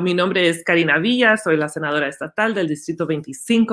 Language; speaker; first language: Spanish; early bilingual, other home language; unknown